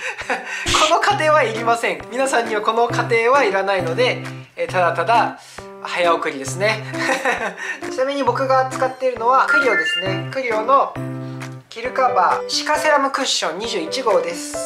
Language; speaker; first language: Japanese; non-native, fluent; Korean